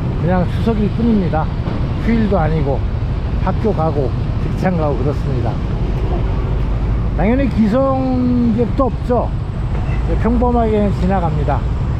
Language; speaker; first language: Korean; native; Korean